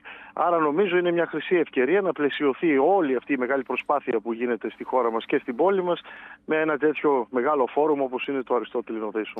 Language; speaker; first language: Greek; native; Greek